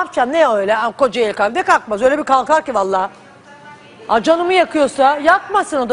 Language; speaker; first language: Turkish; native; Turkish